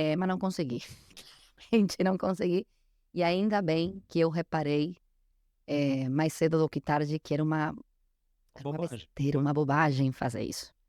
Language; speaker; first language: Portuguese; non-native, fluent; Spanish